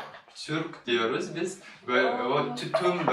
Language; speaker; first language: Turkish; non-native, learner; Kyrgyz